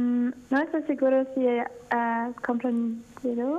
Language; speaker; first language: Spanish; non-native, learner; German